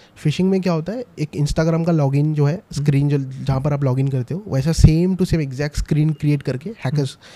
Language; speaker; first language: Hindi; non-native, local second language; Assamese